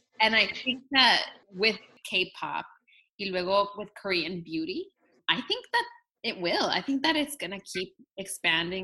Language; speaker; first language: English; early bilingual, other home language; Spanish